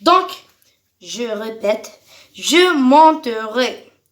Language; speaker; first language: French; non-native, local second language; Arabic